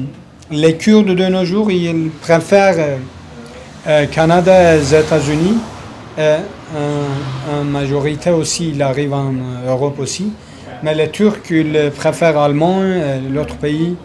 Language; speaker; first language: French; non-native, learner; Kurdish